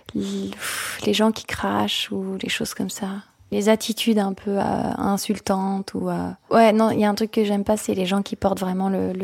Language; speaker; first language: French; native; French